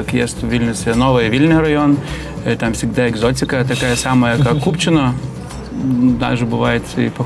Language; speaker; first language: Russian; non-native, fluent; Lithuanian